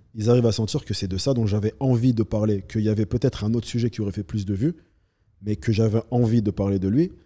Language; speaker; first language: French; native; French